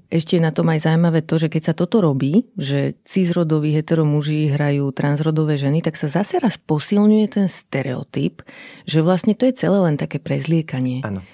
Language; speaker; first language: Slovak; native; Slovak